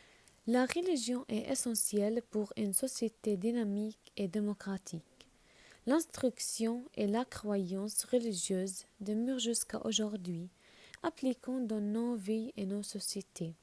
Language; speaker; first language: French; non-native, learner; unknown